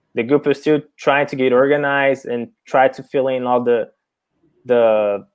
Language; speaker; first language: English; non-native, fluent; Portuguese